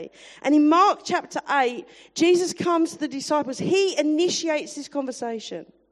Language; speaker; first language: English; native; English